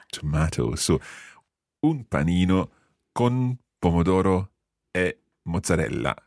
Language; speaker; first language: Italian; non-native, fluent; English